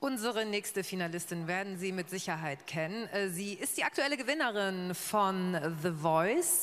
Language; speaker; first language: German; native; German